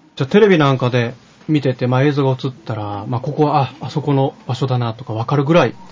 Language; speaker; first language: Japanese; native; Japanese